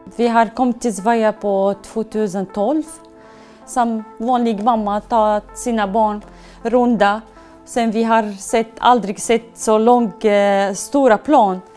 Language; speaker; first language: Swedish; non-native, learner; Arabic